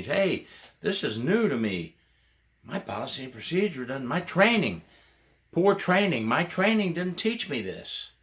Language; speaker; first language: English; native; English